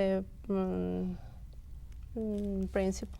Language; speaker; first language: English; non-native, local second language; Spanish